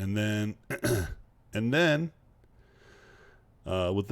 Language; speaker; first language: English; native; English